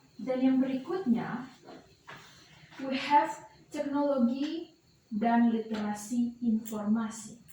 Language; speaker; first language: Indonesian; native; Indonesian